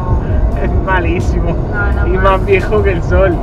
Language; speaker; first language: Spanish; native; Spanish